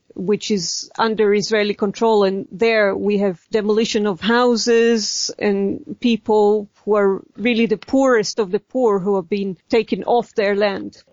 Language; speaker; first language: English; non-native, fluent; Hebrew